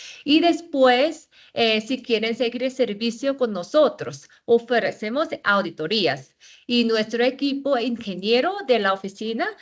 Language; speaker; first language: Spanish; non-native, fluent; Korean